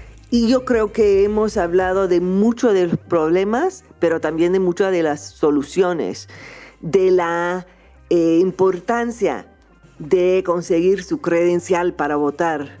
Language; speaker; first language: Spanish; non-native, fluent; English